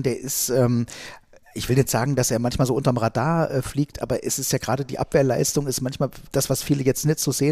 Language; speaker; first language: German; native; German